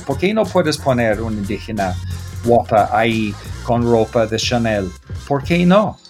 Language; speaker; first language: Spanish; non-native, fluent; English